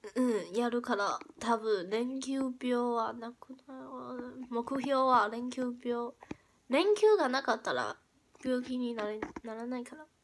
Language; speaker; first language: Japanese; non-native, fluent; Chinese